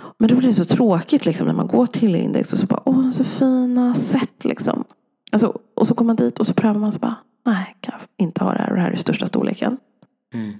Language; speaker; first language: Swedish; early bilingual, other home language; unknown